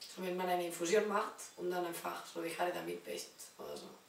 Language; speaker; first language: German; non-native, learner; Spanish